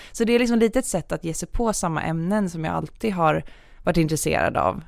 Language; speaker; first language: Swedish; native; Swedish